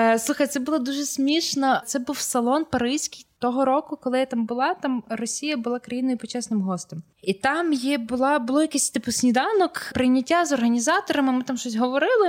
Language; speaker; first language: Ukrainian; native; Ukrainian